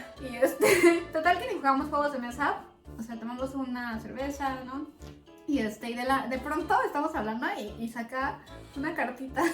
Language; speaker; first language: Spanish; native; Spanish